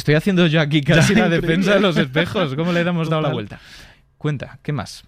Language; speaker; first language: Spanish; native; Spanish